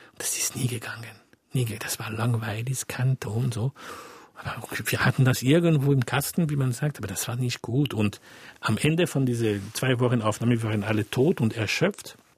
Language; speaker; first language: German; non-native, fluent; French